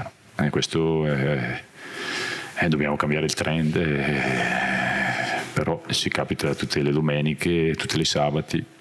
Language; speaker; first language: Italian; native; Italian